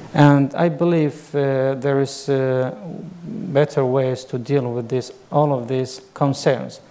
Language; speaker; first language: English; non-native, fluent; Kurdish